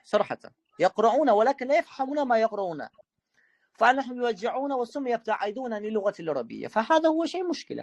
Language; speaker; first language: Arabic; non-native, fluent; Uzbek